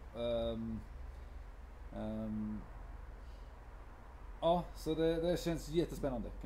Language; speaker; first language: Swedish; non-native, fluent; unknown